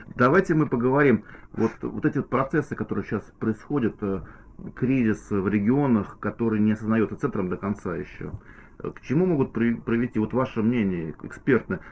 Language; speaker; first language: Russian; native; Russian